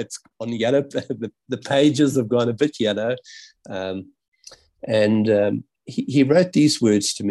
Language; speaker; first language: English; native; English